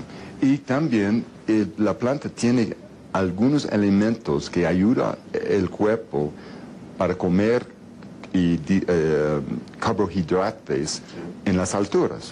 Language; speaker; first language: Spanish; non-native, fluent; English